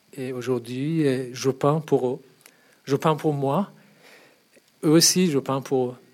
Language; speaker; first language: French; non-native, fluent; Persian